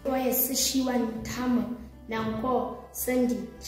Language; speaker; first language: Chinese; non-native, learner; Southern Sotho